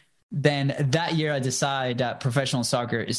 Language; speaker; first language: English; non-native, fluent; Spanish